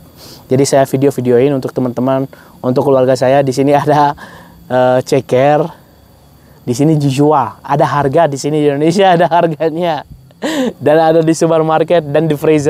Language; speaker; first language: Indonesian; non-native, fluent; Arabic